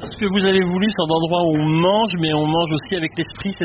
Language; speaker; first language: French; native; French